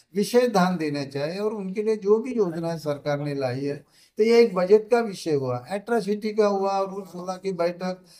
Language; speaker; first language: Hindi; non-native, local second language; Marathi